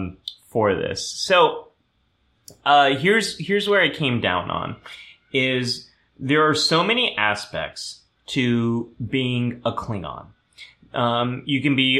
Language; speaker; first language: English; early bilingual, other home language; German